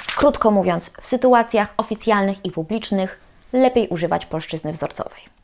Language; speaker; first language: Polish; native; Polish